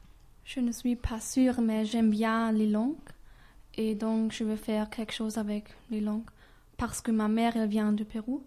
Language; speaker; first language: French; non-native, learner; German